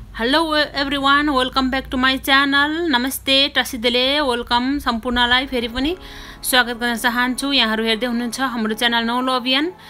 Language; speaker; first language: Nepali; non-native, local second language; Sherpa